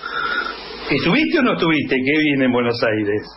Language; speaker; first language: Spanish; native; Spanish